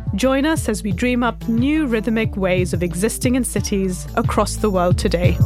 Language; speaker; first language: English; non-native, local second language; Hindi